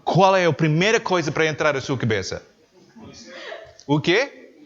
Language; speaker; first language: Portuguese; non-native, learner; English